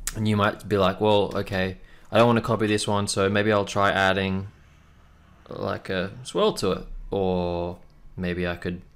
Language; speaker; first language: English; native; English